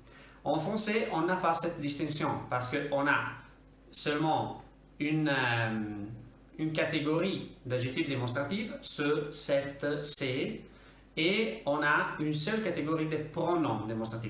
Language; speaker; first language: French; non-native, fluent; Italian